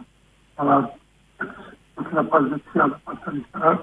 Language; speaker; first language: Greek; non-native, fluent; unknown